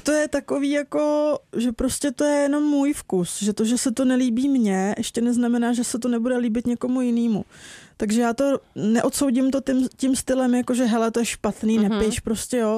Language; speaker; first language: Czech; native; Czech